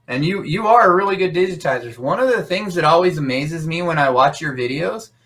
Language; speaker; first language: English; native; English